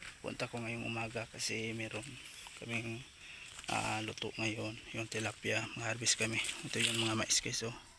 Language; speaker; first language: Filipino; non-native, local second language; Cebuano